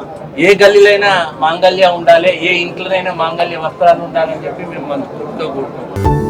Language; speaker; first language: Telugu; native; Telugu